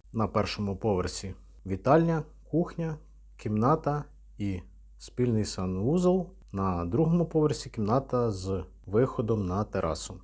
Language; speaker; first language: Ukrainian; native; Ukrainian